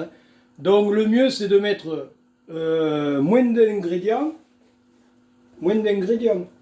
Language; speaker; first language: French; native; French